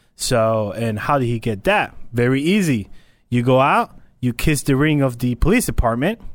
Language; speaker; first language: English; early bilingual, other home language; Spanish